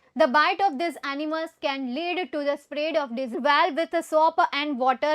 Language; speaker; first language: English; non-native, local second language; Gujarati